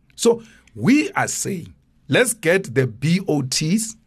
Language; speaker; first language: English; non-native, local second language; Northern Sotho